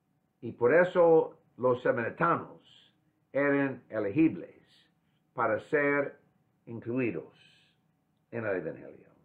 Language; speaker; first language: Spanish; non-native, fluent; English